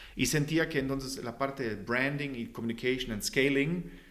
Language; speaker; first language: Spanish; non-native, fluent; German